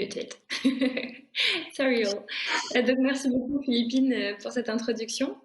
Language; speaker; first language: French; native; French